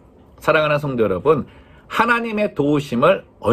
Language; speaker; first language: Korean; native; Korean